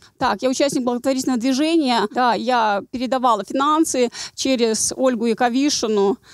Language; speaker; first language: Russian; native; Russian